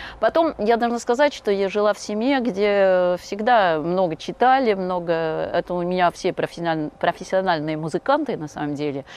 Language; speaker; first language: Russian; non-native, fluent; French